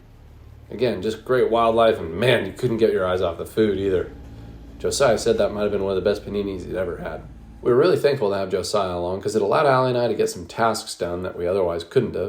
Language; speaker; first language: English; native; English